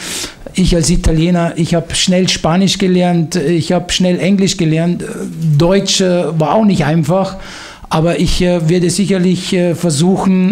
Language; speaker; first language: German; non-native, fluent; Italian